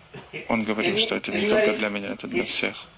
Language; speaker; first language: Russian; non-native, learner; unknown